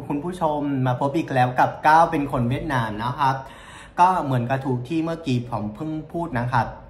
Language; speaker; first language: Thai; non-native, fluent; Vietnamese